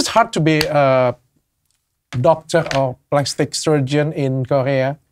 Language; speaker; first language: English; non-native, learner; Indonesian